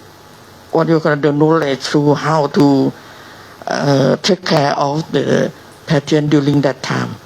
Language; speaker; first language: English; non-native, learner; Thai